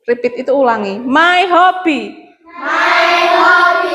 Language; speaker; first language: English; non-native, learner; Indonesian